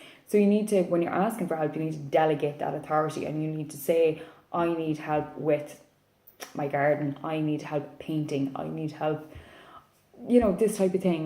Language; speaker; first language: English; native; English